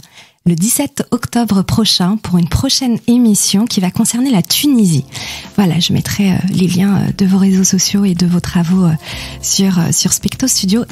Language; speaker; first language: French; native; French